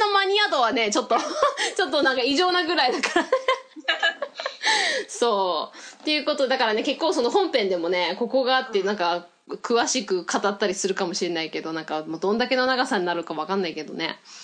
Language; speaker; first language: Japanese; early bilingual, heritage; Japanese